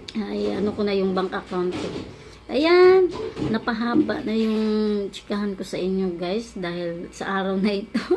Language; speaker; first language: Filipino; native; Filipino